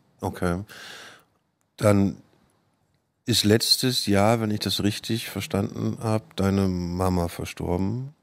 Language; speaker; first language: German; native; German